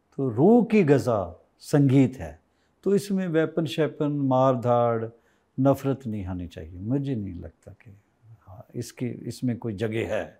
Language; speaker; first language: Hindi; native; Hindi